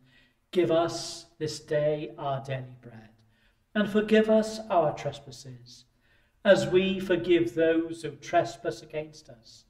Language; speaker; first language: English; native; English